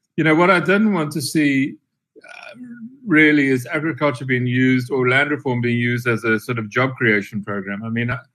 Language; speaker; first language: English; native; English